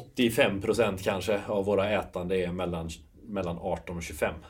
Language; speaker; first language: Swedish; native; Swedish